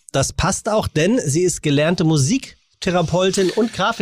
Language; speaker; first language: German; native; German